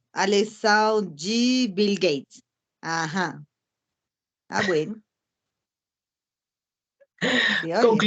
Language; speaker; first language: Portuguese; non-native, fluent; Spanish